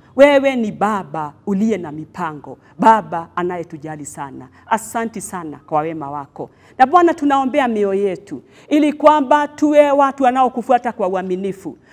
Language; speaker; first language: Swahili; non-native, local second language; Kikuyu